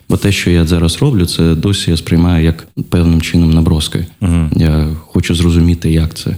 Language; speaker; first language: Ukrainian; non-native, local second language; Russian